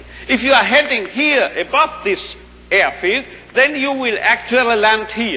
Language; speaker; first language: English; non-native, fluent; German